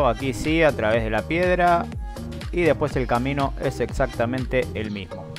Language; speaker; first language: Spanish; native; Spanish